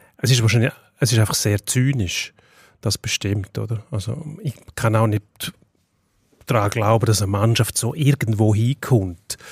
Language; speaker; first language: German; native; German